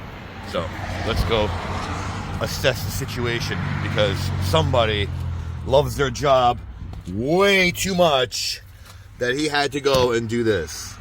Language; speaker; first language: English; native; English